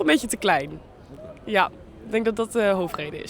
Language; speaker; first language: Dutch; native; Dutch